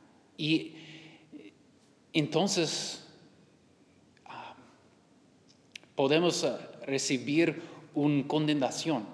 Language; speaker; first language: Spanish; non-native, learner; English